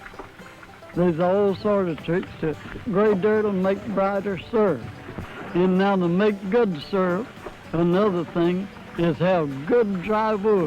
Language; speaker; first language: English; native; English